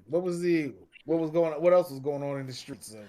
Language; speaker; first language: English; native; English